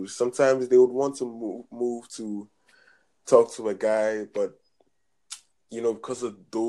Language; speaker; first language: English; non-native, local second language; Akan